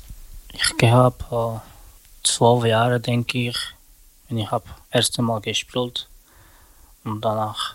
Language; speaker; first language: German; non-native, learner; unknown